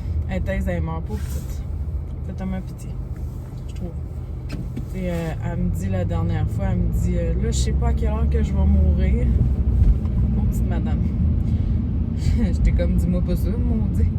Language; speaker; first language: French; native; French